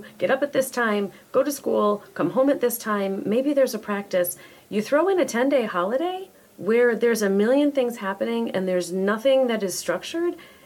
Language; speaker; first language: English; native; English